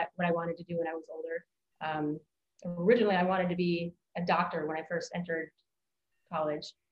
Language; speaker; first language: English; native; English